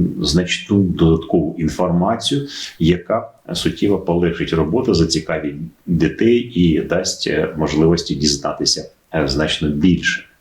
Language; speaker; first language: Ukrainian; native; Ukrainian